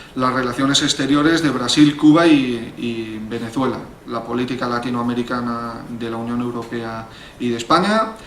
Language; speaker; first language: Spanish; native; Spanish